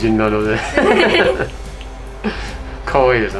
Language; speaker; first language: Japanese; non-native, fluent; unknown